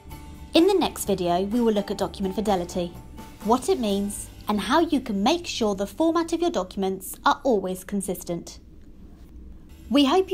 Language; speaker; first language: English; native; English